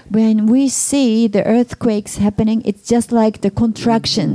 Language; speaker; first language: English; non-native, fluent; Japanese